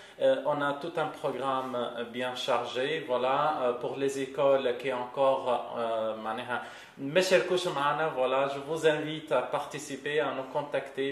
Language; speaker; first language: French; non-native, local second language; Arabic